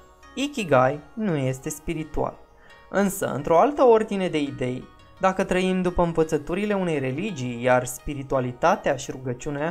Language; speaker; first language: Romanian; native; Romanian